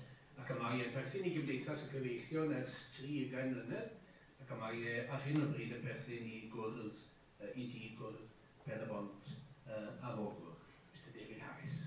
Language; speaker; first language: Welsh; native; Welsh